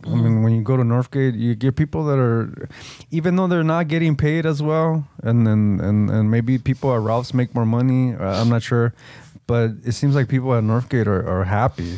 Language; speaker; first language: English; early bilingual, other home language; Spanish